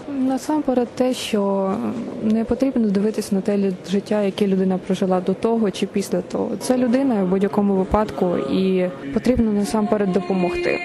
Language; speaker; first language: Ukrainian; native; Ukrainian